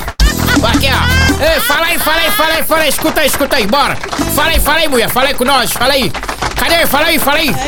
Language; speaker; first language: Portuguese; native; Portuguese